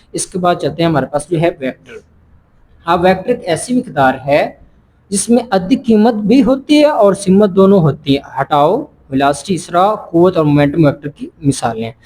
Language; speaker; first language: Urdu; non-native, local second language; Punjabi